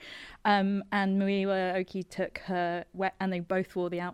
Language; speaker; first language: English; native; English